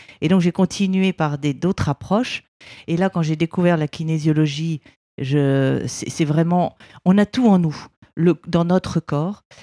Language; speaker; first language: French; native; French